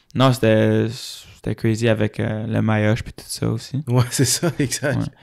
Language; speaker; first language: French; native; French